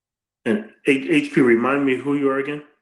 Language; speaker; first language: English; native; English